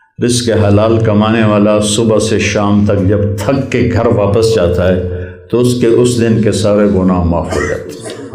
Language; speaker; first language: Urdu; non-native, local second language; Punjabi